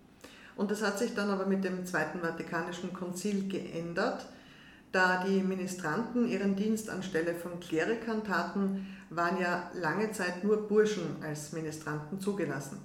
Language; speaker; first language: German; native; German